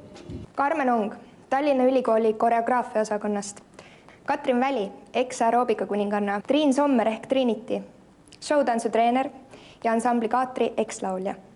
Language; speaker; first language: Estonian; native; Estonian